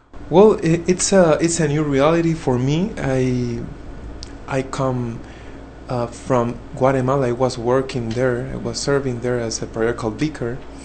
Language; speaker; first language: English; non-native, fluent; Spanish